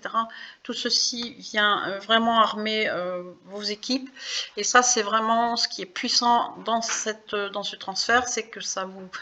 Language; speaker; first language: French; native; French